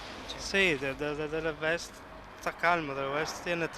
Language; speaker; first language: Spanish; non-native, learner; Italian